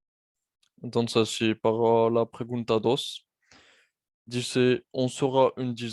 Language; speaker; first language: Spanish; non-native, fluent; French